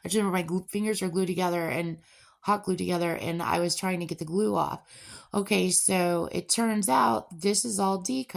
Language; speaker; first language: English; native; English